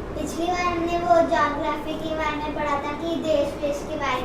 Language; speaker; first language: Hindi; native; Hindi